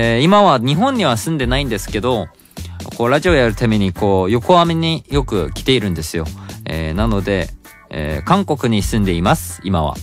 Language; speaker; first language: Japanese; non-native, fluent; Korean